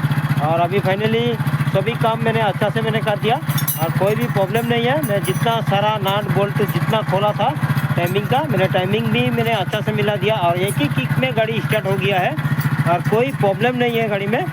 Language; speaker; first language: Hindi; non-native, local second language; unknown